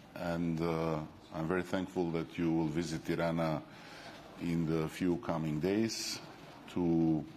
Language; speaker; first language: English; non-native, fluent; Albanian